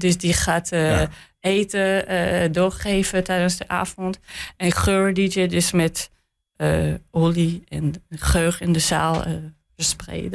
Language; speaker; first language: Dutch; non-native, learner; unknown